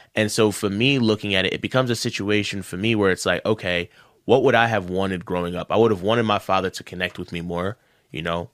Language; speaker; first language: English; early bilingual, other home language; Yoruba